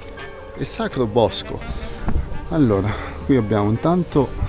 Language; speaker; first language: Italian; native; Italian